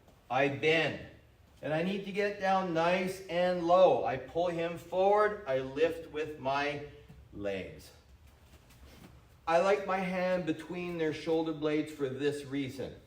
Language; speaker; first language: English; native; English